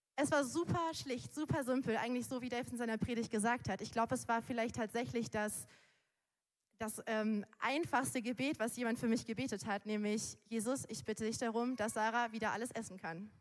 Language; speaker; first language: German; native; German